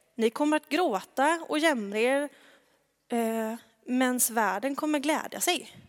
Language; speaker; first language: Swedish; native; Swedish